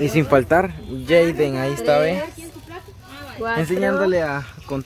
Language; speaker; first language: Spanish; native; Spanish